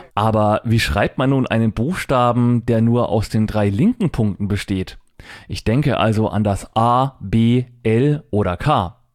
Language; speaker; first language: German; native; German